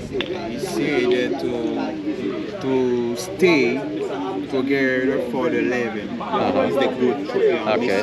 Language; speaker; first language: English; non-native, learner; Haitian Creole